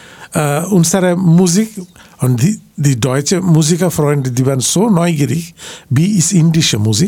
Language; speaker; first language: German; non-native, fluent; Bangla